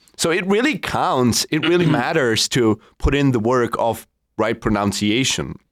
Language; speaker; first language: English; non-native, fluent; Czech